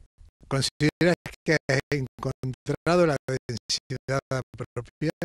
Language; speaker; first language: Spanish; native; Spanish